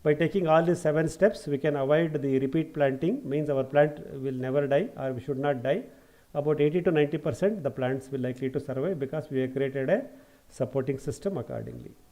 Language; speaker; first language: English; non-native, local second language; Kannada